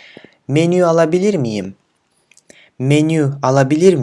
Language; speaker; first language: Turkish; non-native, fluent; Kyrgyz